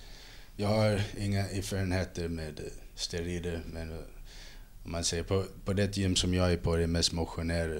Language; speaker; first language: Swedish; non-native, fluent; English